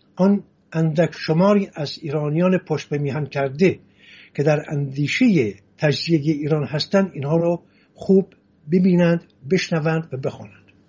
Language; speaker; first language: Persian; non-native, local second language; Assyrian Neo-Aramaic